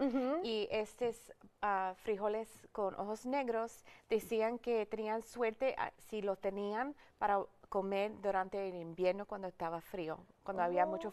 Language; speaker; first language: Spanish; early bilingual, heritage; English